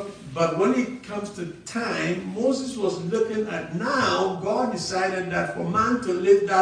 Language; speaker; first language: English; non-native, local second language; Akan